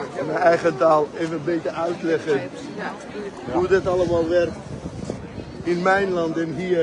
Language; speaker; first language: Dutch; non-native, fluent; Azerbaijani